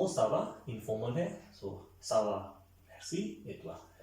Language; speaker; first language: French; non-native, fluent; Hindi